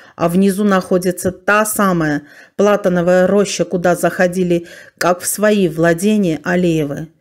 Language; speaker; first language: Russian; non-native, fluent; Armenian